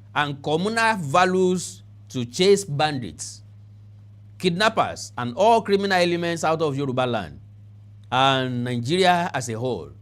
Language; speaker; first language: English; non-native, local second language; Yoruba